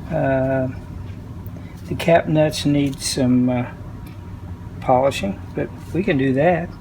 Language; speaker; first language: English; native; English